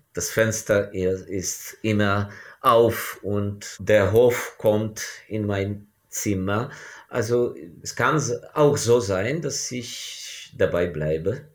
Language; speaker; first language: German; non-native, fluent; Ukrainian